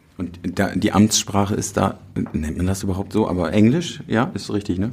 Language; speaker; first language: German; native; German